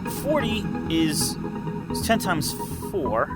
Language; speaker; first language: English; native; English